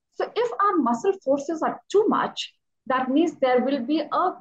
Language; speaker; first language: English; non-native, local second language; Hindi